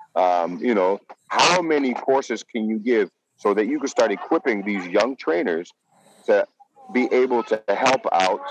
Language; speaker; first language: English; non-native, fluent; Dutch